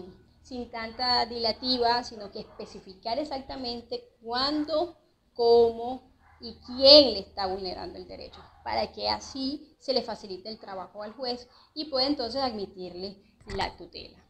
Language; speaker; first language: Spanish; native; Spanish